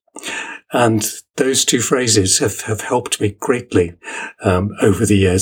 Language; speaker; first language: English; native; English